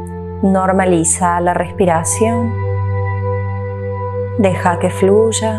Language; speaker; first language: Spanish; native; Spanish